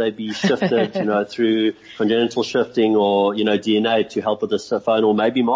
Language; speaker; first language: English; native; English